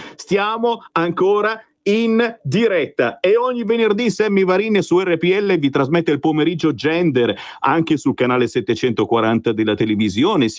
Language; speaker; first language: Italian; native; Italian